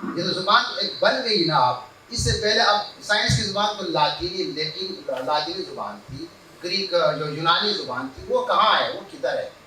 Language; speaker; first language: Urdu; non-native, local second language; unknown